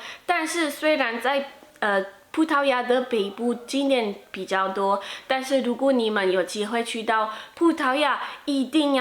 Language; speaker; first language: Chinese; non-native, fluent; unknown